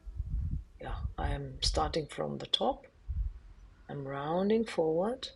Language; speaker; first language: English; non-native, fluent; German